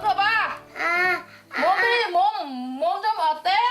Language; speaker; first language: Korean; non-native, learner; Vietnamese